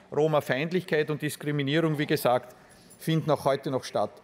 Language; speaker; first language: German; native; German